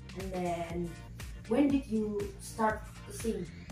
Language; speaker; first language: English; non-native, fluent; Indonesian